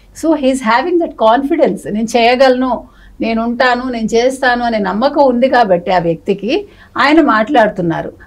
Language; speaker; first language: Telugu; native; Telugu